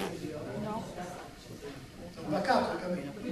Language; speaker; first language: French; native; French